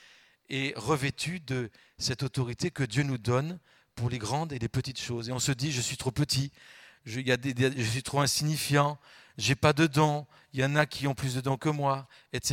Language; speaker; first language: French; native; French